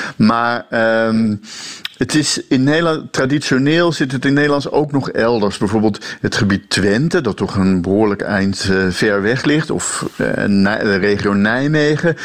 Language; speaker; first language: Dutch; native; Dutch